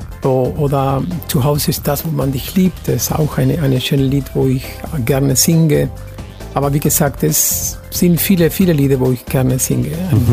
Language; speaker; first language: German; non-native, fluent; Spanish